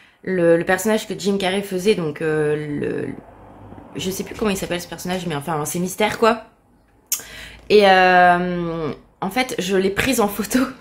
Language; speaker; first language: French; native; French